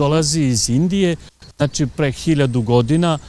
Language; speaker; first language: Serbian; non-native, local second language; Romany